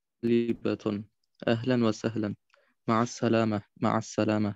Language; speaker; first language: Arabic; non-native, learner; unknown